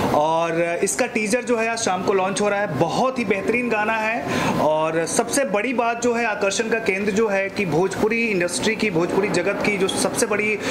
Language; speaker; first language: Hindi; native; Hindi